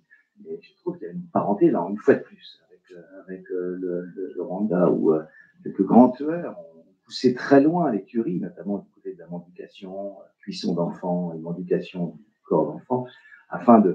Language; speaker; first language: French; native; French